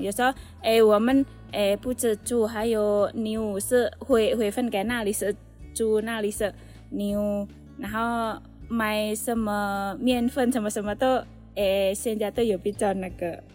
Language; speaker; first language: Chinese; non-native, learner; Indonesian